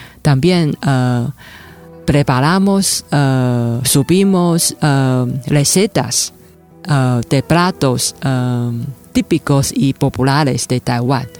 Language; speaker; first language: Spanish; non-native, fluent; Chinese